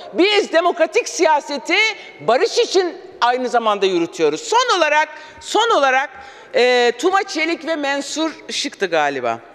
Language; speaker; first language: Turkish; non-native, local second language; Kurdish